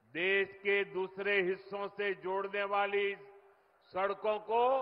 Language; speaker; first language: Hindi; non-native, local second language; Gujarati